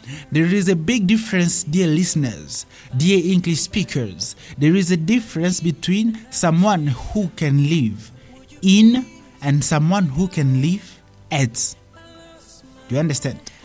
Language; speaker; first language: English; non-native, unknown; Swahili